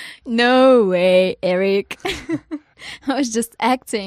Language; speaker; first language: English; non-native, fluent; Russian